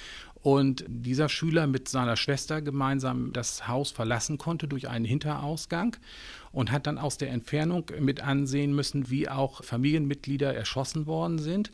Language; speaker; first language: German; native; German